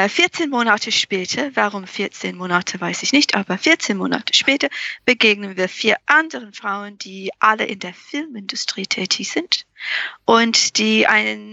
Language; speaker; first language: German; non-native, fluent; English